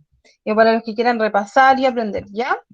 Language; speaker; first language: Spanish; native; Spanish